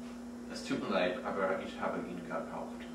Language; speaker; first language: German; non-native, learner; English